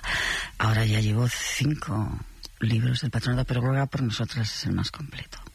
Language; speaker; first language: Spanish; native; Spanish